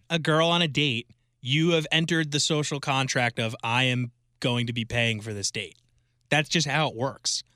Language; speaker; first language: English; native; English